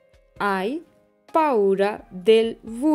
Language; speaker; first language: Italian; non-native, learner; Bangla